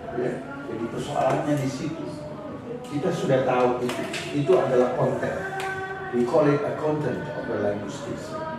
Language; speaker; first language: Indonesian; non-native, local second language; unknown